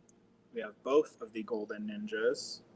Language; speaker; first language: English; native; English